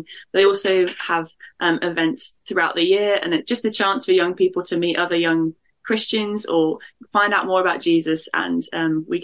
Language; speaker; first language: English; native; English